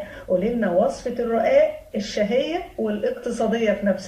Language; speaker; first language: Arabic; native; Arabic